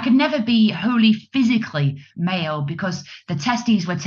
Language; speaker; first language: English; native; English